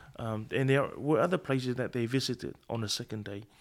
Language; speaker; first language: English; non-native, fluent; Samoan